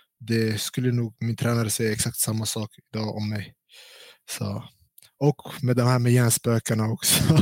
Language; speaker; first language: Swedish; early bilingual, other home language; Central Kurdish